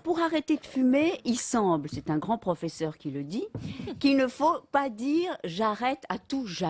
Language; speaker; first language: French; native; French